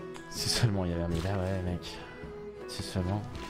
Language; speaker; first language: French; native; French